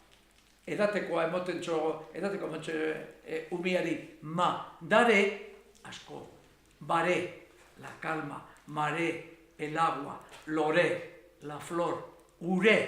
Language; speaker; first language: Basque; native; Basque